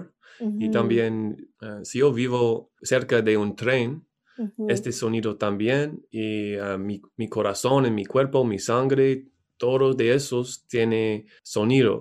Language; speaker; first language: Spanish; non-native, learner; English